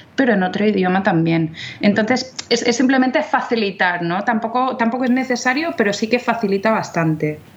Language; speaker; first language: Spanish; non-native, fluent; English